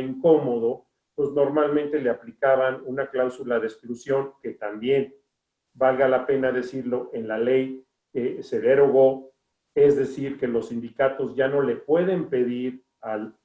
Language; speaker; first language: Spanish; native; Spanish